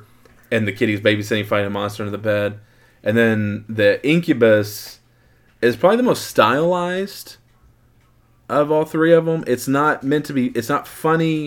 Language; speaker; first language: English; native; English